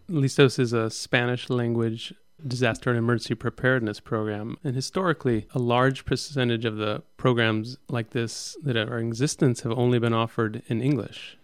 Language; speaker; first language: English; native; English